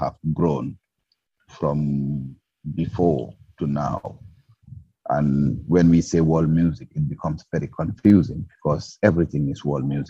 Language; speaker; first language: English; non-native, local second language; Mandingo